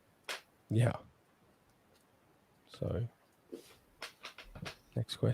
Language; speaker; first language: English; native; English